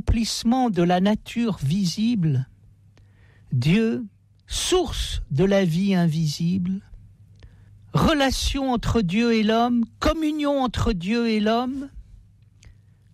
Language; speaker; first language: French; native; French